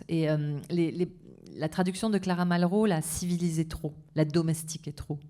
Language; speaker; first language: French; native; French